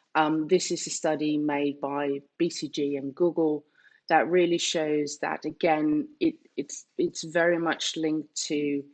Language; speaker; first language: English; non-native, fluent; Danish